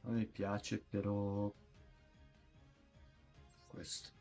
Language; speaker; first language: Italian; non-native, learner; Portuguese